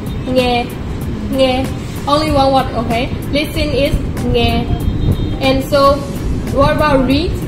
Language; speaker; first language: English; non-native, learner; Burmese